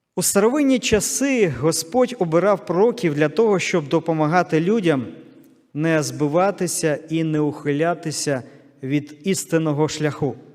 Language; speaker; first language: Ukrainian; non-native, local second language; Russian